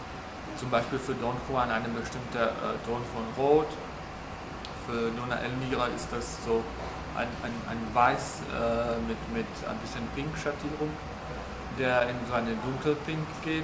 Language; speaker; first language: German; non-native, fluent; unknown